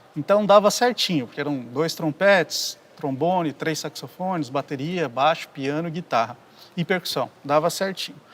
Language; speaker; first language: Portuguese; native; Portuguese